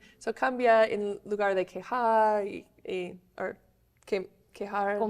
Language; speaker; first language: Spanish; non-native, fluent; English